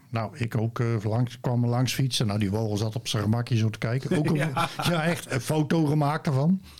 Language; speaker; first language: Dutch; native; Dutch